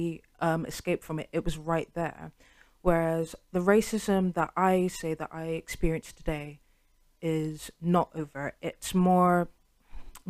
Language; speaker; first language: English; native; English